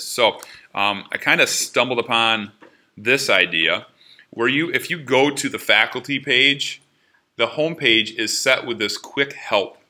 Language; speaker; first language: English; native; English